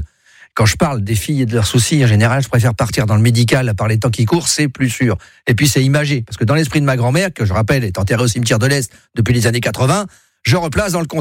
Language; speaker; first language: French; native; French